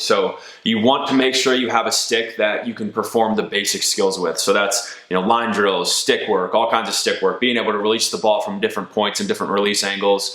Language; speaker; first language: English; native; English